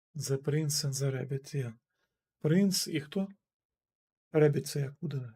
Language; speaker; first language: Ukrainian; native; Ukrainian